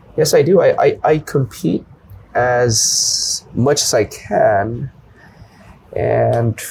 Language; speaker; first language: English; non-native, local second language; Filipino